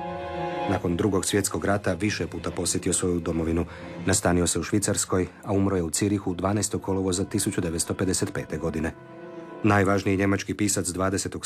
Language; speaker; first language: Serbian; native; Serbian